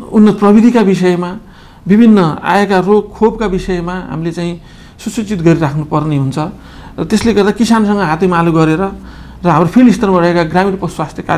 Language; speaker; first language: Nepali; native; Nepali